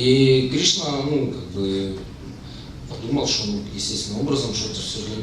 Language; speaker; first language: Russian; native; Russian